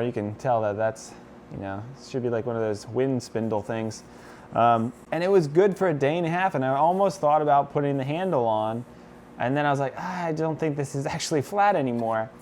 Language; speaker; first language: English; native; English